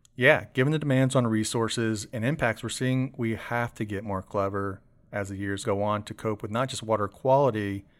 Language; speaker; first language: English; native; English